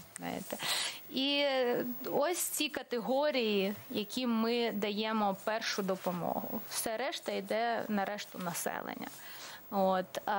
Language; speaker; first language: Ukrainian; native; Ukrainian